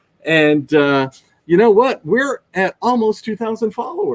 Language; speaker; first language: English; early bilingual, other home language; Greek